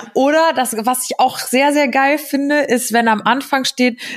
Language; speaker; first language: German; native; German